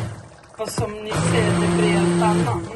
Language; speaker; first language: Swedish; non-native, learner; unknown